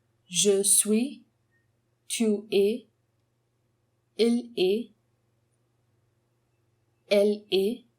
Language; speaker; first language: French; non-native, fluent; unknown